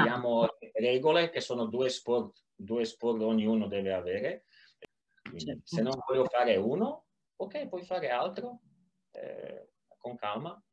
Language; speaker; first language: Italian; non-native, learner; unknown